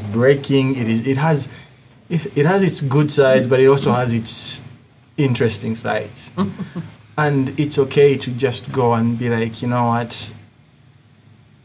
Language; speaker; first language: English; non-native, local second language; Ganda